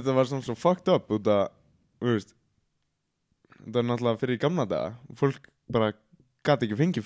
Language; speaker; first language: Icelandic; native; Icelandic